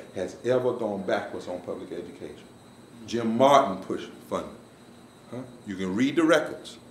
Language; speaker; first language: English; native; English